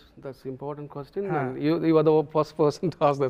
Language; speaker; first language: Telugu; non-native, local second language; Tamil